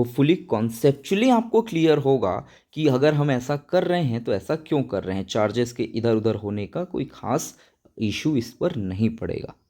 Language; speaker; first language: Hindi; native; Hindi